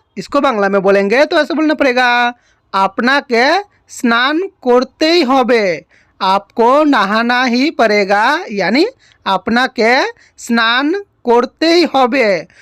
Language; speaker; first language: Hindi; native; Hindi